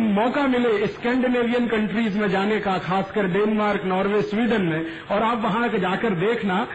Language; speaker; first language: Hindi; native; Hindi